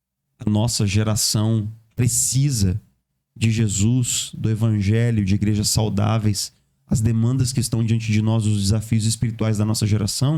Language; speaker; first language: Portuguese; native; Portuguese